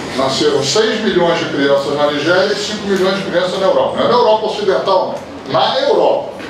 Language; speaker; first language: Portuguese; native; Portuguese